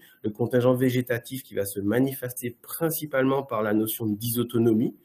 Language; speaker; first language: French; native; French